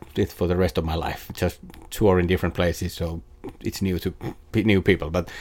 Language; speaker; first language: English; non-native, fluent; Finnish